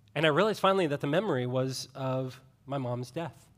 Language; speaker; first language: English; native; English